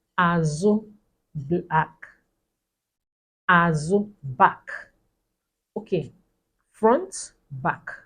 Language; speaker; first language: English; non-native, local second language; Igbo